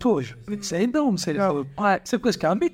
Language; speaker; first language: French; native; French